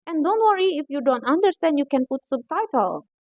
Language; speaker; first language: English; non-native, fluent; Indonesian